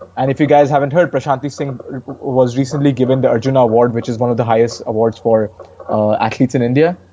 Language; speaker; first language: English; non-native, local second language; Hindi